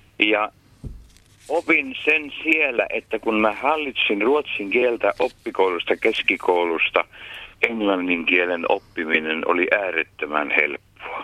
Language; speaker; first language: Finnish; native; Finnish